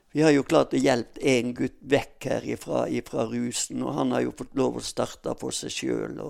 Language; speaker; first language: Norwegian; native; Norwegian